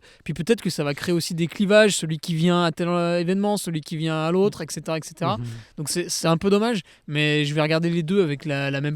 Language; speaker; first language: French; native; French